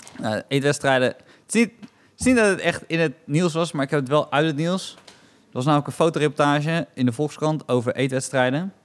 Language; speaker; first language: Dutch; native; Dutch